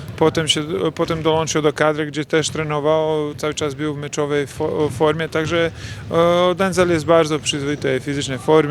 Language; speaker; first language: Polish; non-native, fluent; Croatian